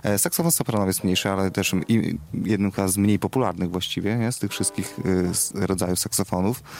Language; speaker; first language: Polish; native; Polish